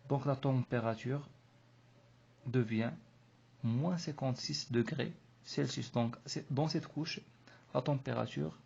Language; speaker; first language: French; non-native, local second language; Arabic